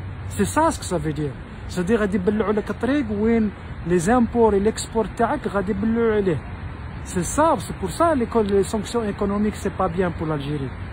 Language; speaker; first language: French; non-native, local second language; Arabic